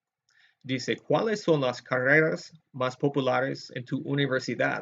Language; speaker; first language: Spanish; non-native, fluent; English